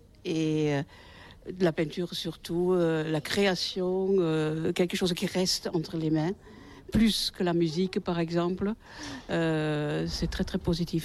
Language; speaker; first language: French; native; French